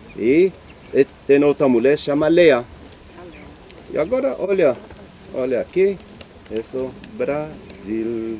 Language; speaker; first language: Portuguese; non-native, learner; Hebrew